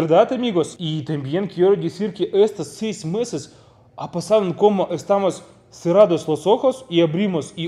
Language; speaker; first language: Spanish; non-native, fluent; Russian